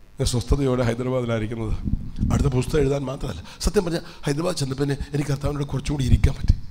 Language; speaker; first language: Malayalam; early bilingual, heritage; Malayalam